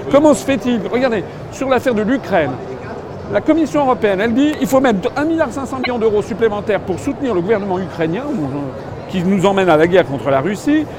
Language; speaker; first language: French; native; French